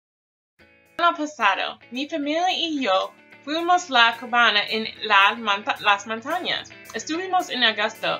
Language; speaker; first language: Spanish; non-native, learner; English